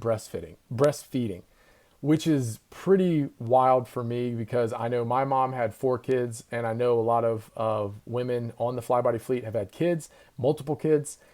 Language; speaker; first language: English; native; English